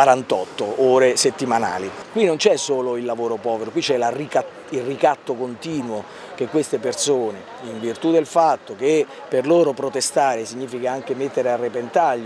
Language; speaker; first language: Italian; native; Italian